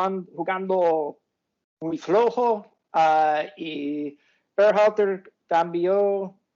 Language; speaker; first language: Spanish; non-native, fluent; English